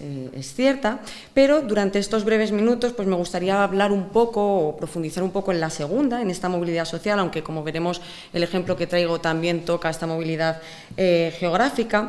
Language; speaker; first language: Spanish; native; Spanish